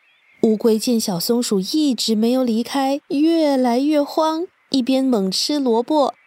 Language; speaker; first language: Chinese; native; Chinese